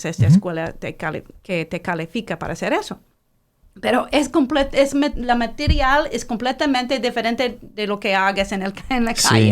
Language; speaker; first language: Spanish; non-native, fluent; English